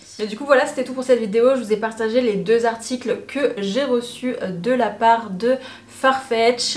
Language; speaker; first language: French; native; French